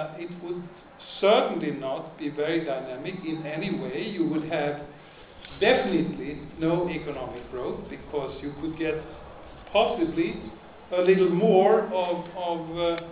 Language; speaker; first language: English; non-native, fluent; Swedish